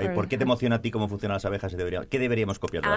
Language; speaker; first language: Spanish; native; Spanish